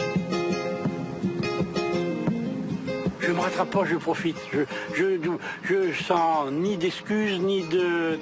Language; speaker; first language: French; native; French